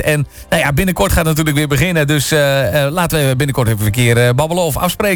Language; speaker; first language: Dutch; native; Dutch